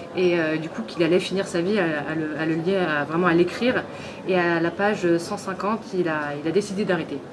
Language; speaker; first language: French; native; French